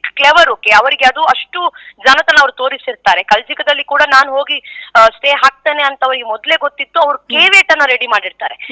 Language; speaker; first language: Kannada; non-native, local second language; Tulu